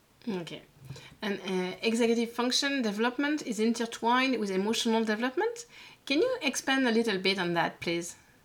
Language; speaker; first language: English; non-native, learner; French